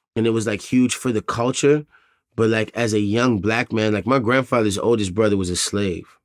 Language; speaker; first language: English; native; English